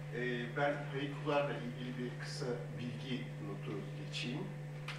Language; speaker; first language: Turkish; native; Turkish